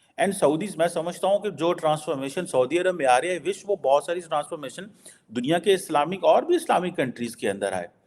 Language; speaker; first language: Urdu; non-native, local second language; Punjabi